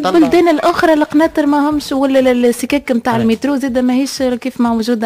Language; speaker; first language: Arabic; native; Arabic